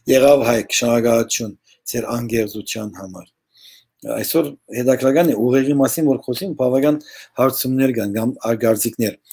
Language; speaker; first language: Armenian; early bilingual, heritage; Armenian